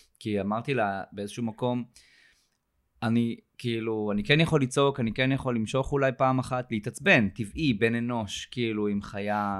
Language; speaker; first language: Hebrew; native; Hebrew